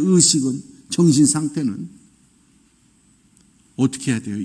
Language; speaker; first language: Korean; native; Korean